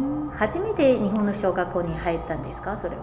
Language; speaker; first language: Japanese; non-native, fluent; Chinese